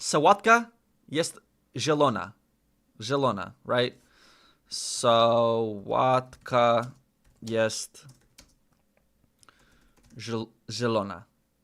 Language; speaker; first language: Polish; non-native, learner; English